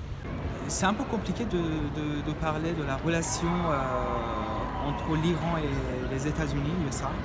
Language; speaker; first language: French; non-native, fluent; Persian